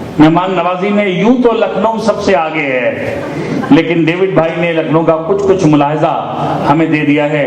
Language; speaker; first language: Urdu; native; Urdu